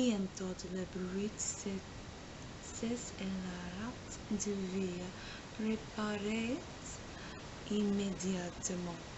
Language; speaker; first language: French; non-native, learner; English